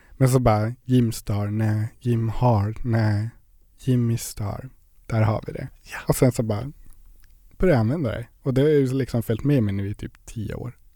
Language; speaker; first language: Swedish; native; Swedish